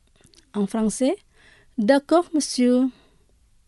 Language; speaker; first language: French; non-native, fluent; Indonesian